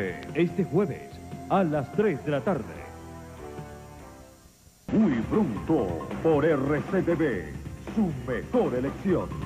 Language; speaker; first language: Spanish; native; Spanish